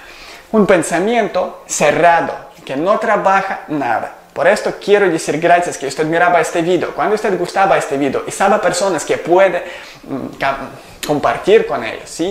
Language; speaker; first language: Spanish; non-native, learner; Ukrainian